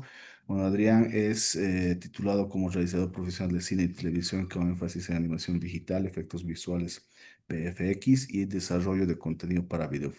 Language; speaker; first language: Spanish; native; Spanish